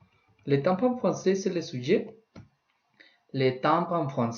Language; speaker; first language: French; non-native, learner; Spanish